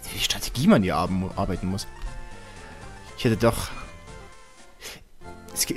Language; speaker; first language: German; native; German